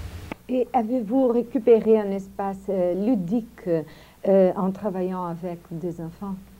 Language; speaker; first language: French; non-native, fluent; Portuguese